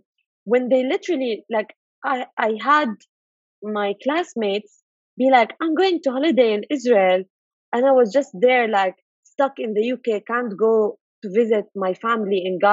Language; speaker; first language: English; non-native, fluent; Arabic